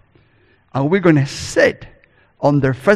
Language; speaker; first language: English; non-native, fluent; Spanish